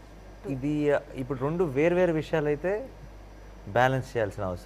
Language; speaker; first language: Telugu; native; Telugu